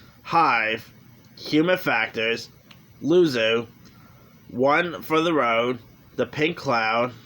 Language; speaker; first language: English; native; English